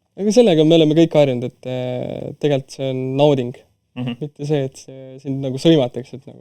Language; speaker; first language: Estonian; non-native, local second language; Russian